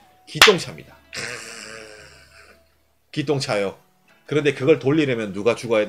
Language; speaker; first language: Korean; native; Korean